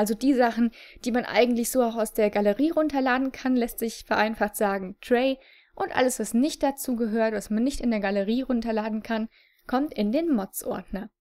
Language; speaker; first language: German; native; German